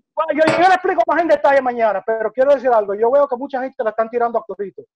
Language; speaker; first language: Spanish; early bilingual, heritage; Spanish